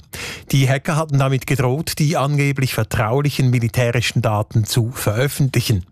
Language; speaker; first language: German; native; German